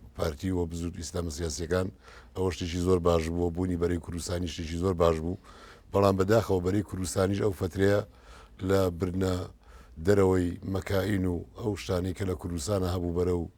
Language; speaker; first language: Central Kurdish; native; Central Kurdish